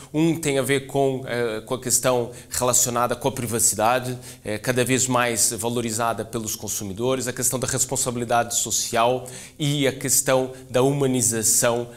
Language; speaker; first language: Portuguese; native; Portuguese